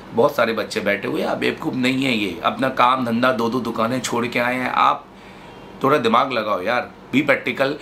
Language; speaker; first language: Hindi; native; Hindi